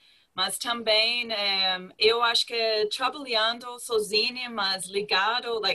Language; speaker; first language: Portuguese; non-native, fluent; English